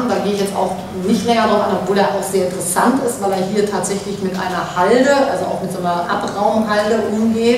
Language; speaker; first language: German; native; German